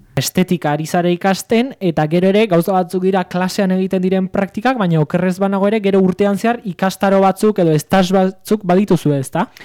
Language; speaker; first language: Basque; native; Basque